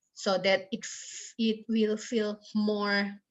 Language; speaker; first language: English; non-native, learner; Indonesian